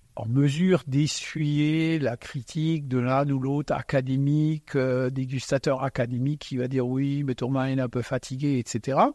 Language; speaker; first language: French; non-native, local second language; Swiss German